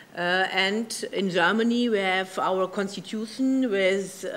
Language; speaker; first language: English; non-native, learner; German